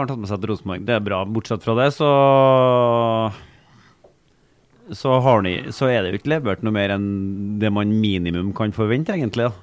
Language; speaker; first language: Norwegian; native; Norwegian